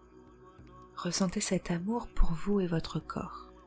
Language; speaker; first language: French; native; French